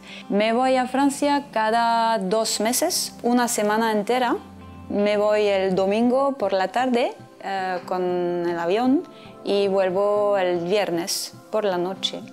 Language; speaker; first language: Spanish; non-native, fluent; French